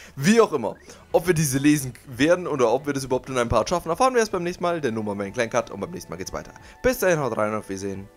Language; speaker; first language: German; native; German